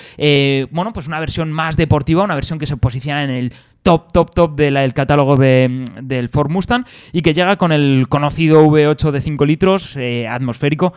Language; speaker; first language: Spanish; native; Spanish